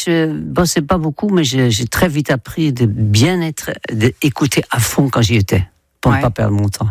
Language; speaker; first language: French; non-native, fluent; Dutch